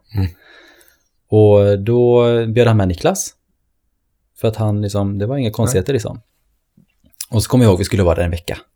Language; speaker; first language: Swedish; early bilingual, other home language; Norwegian